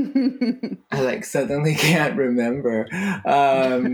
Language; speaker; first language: English; non-native, fluent; Danish